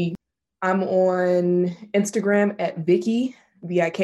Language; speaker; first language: English; native; English